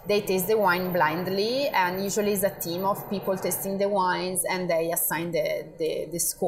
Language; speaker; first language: English; non-native, fluent; Italian